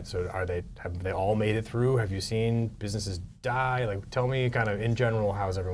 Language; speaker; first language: English; native; English